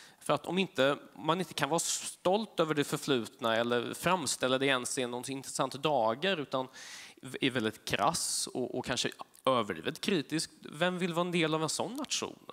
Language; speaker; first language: Swedish; early bilingual, other home language; Polish